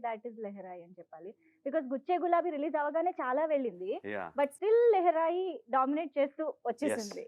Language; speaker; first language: Telugu; native; Telugu